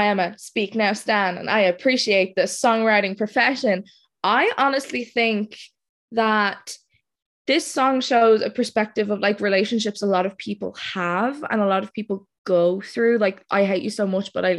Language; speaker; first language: English; native; English